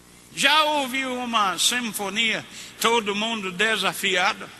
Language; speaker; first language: Portuguese; non-native, fluent; English